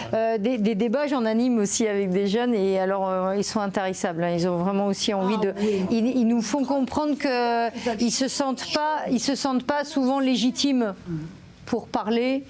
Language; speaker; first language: French; native; French